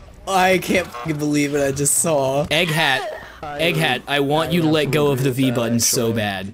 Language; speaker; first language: English; native; English